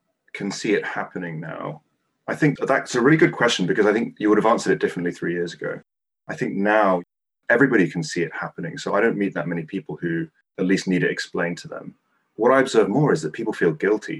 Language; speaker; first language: English; non-native, local second language; Cantonese